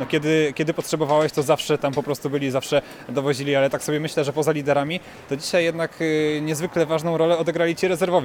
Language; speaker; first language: Polish; native; Polish